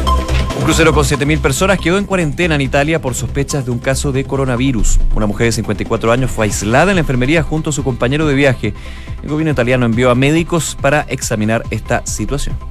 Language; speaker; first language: Spanish; native; Spanish